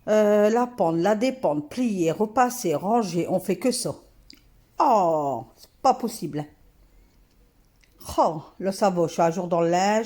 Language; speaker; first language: French; native; French